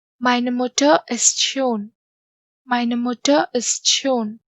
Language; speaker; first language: German; non-native, fluent; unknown